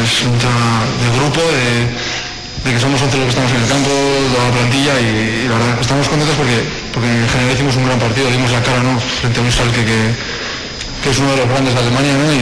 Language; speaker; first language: Spanish; native; Spanish